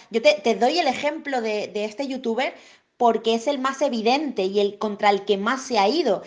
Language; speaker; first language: Spanish; native; Spanish